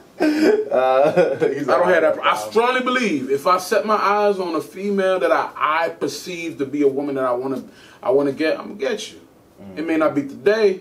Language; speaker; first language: English; native; English